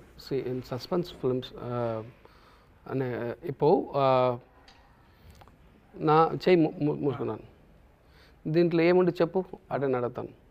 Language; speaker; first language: Telugu; non-native, local second language; Tamil